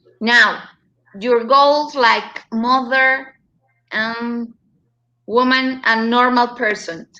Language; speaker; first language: English; non-native, learner; Spanish